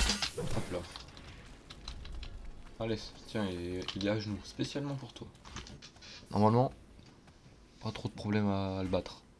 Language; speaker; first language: French; native; French